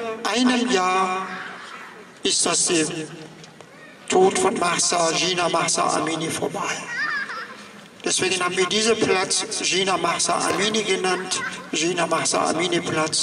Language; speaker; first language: German; non-native, fluent; Persian